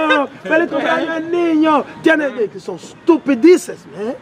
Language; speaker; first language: Spanish; non-native, learner; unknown